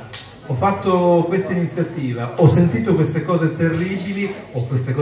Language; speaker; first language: Italian; native; Italian